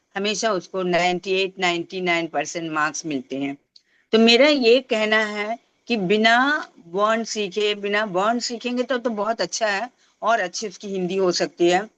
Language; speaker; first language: Hindi; non-native, local second language; Tamil